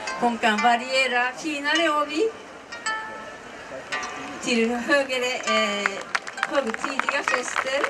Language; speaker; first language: Swedish; non-native, learner; Japanese